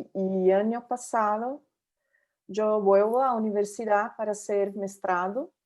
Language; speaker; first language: Spanish; non-native, learner; Portuguese